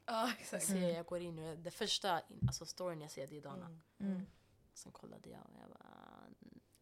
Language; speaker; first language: Swedish; non-native, local second language; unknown